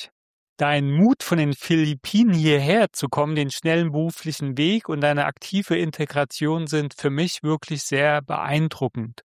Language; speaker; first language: German; native; German